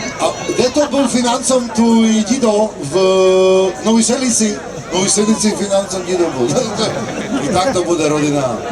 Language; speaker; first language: Slovak; non-native, local second language; Rusyn